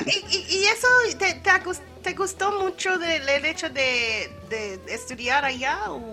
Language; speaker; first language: Spanish; non-native, fluent; English